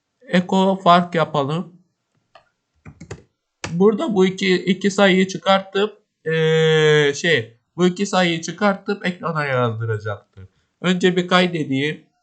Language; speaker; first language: Turkish; native; Turkish